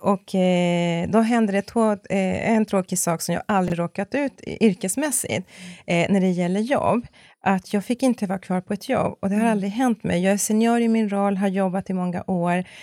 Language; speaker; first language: Swedish; early bilingual, other home language; Spanish